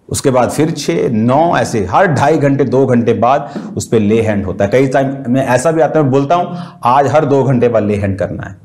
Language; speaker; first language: Hindi; native; Hindi